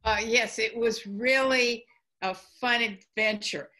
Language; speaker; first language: English; native; English